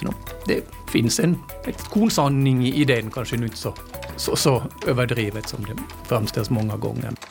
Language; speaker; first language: Swedish; native; Swedish